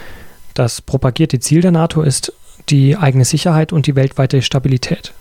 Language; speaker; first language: German; native; German